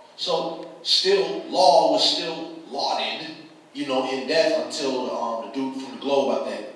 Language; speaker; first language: English; native; English